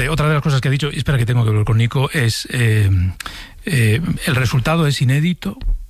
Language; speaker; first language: Spanish; native; Spanish